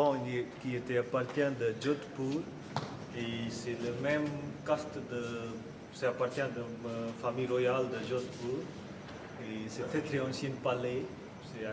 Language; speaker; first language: French; non-native, learner; Hindi